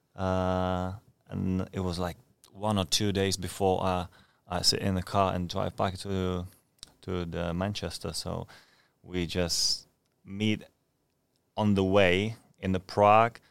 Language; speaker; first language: English; non-native, fluent; Czech